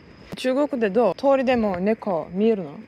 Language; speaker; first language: Japanese; non-native, fluent; Turkish